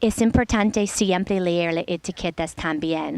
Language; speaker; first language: Spanish; non-native, learner; English